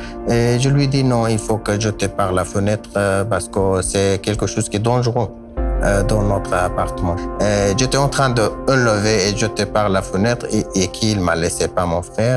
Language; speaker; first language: French; non-native, learner; Kurdish